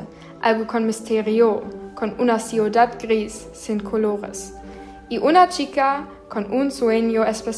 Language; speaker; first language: Spanish; non-native, learner; German